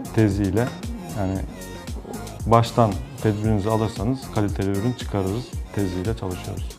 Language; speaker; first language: Turkish; native; Turkish